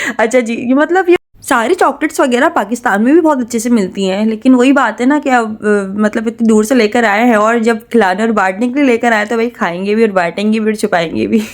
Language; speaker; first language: Urdu; native; Urdu